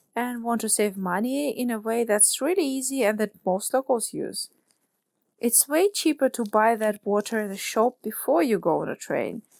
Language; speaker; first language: English; non-native, fluent; Russian